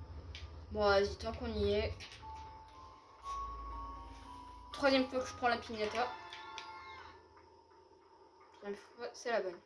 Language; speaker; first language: French; native; French